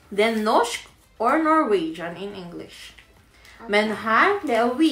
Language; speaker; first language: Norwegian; non-native, learner; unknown